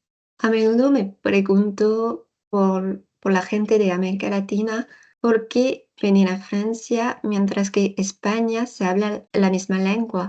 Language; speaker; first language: Spanish; non-native, learner; French